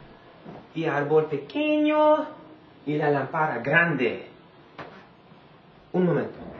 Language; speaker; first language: Spanish; non-native, learner; English